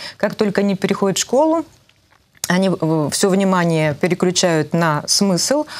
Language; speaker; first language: Russian; native; Russian